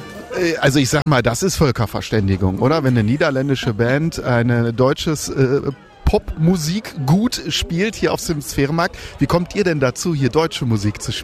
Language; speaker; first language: German; native; German